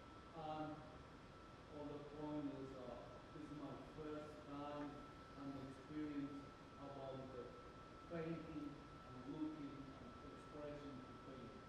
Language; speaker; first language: English; non-native, learner; Spanish